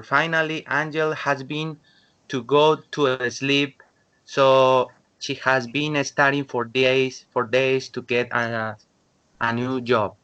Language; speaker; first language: English; non-native, learner; Spanish